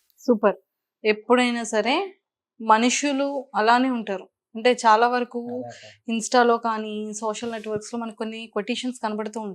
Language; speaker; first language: Telugu; native; Telugu